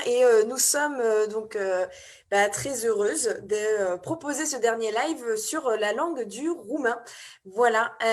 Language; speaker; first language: French; native; French